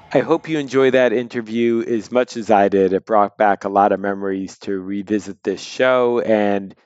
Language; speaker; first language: English; native; English